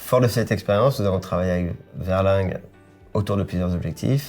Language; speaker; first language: French; native; French